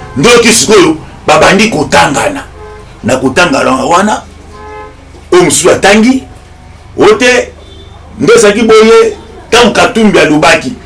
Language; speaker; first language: Lingala; non-native, local second language; Luba-Lulua